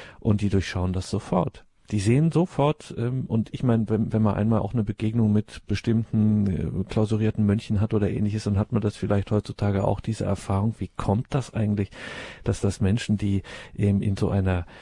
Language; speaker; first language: German; native; German